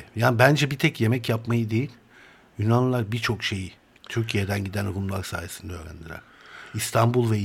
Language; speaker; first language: Turkish; native; Turkish